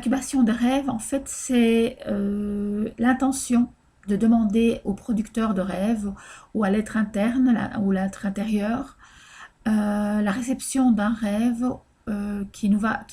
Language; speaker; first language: French; native; French